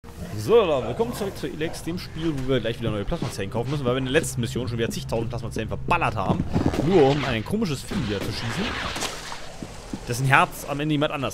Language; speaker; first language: German; native; German